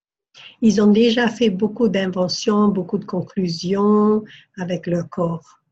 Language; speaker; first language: French; non-native, fluent; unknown